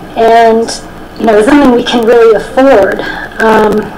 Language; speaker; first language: English; native; English